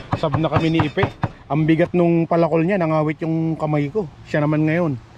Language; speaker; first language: Filipino; non-native, local second language; Iloko